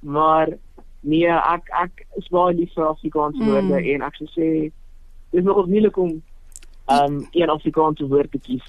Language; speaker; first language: Afrikaans; non-native, local second language; Tswana